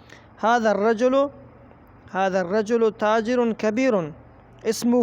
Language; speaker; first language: Arabic; non-native, fluent; Persian